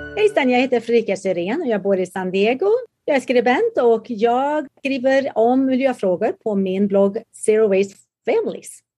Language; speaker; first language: Swedish; native; Swedish